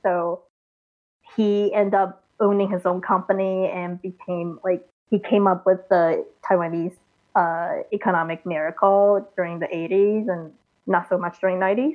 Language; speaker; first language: English; early bilingual, other home language; Chinese